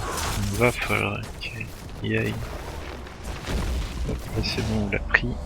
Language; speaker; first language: French; native; French